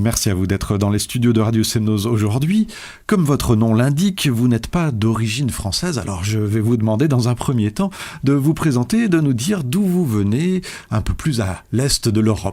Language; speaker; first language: French; native; French